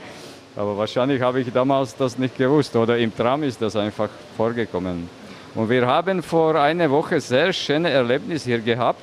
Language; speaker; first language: German; non-native, fluent; Slovak